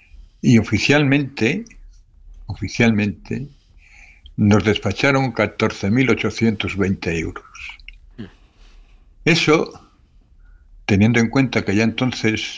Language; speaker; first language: Spanish; native; Spanish